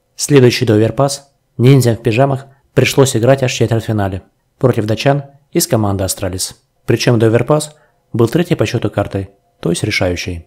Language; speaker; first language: Russian; native; Russian